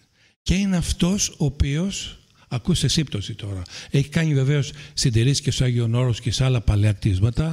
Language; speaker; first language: Greek; native; Greek